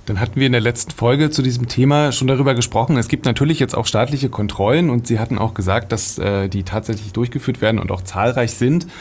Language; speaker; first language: German; native; German